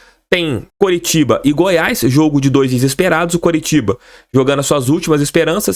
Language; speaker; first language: Portuguese; native; Portuguese